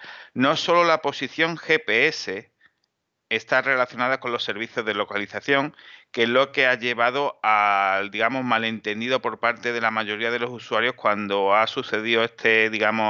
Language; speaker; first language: Spanish; native; Spanish